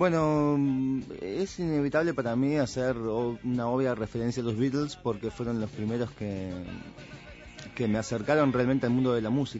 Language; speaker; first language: Spanish; native; Spanish